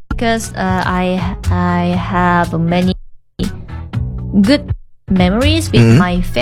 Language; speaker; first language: English; non-native, learner; Korean